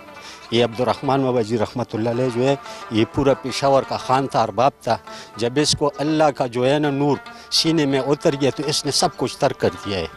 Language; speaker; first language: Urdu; non-native, local second language; Pashto